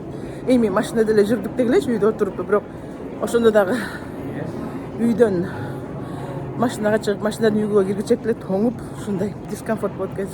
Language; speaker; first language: Kyrgyz; native; Kyrgyz